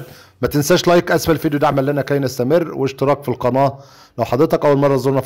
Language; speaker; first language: Arabic; native; Arabic